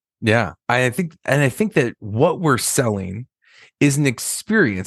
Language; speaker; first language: English; native; English